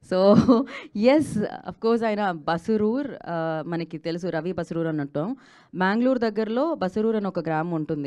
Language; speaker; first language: Telugu; native; Telugu